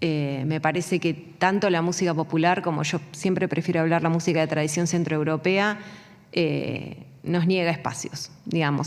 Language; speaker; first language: Spanish; native; Spanish